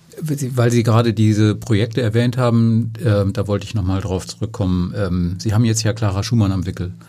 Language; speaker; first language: German; native; German